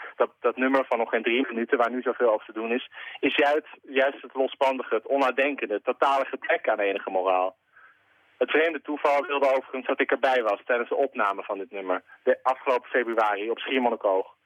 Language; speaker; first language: Dutch; native; Dutch